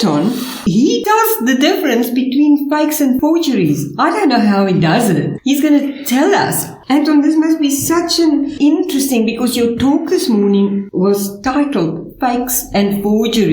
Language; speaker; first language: English; non-native, local second language; Afrikaans